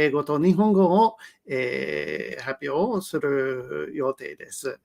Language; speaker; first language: Japanese; non-native, learner; English